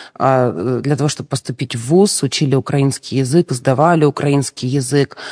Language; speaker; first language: Russian; native; Russian